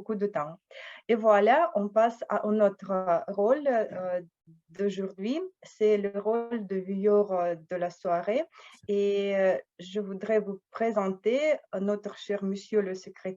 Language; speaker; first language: French; non-native, fluent; Russian